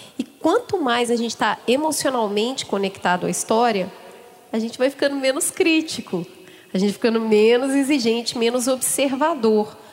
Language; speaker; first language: Portuguese; native; Portuguese